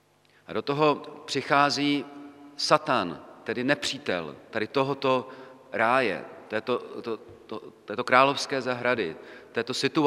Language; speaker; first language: Czech; native; Czech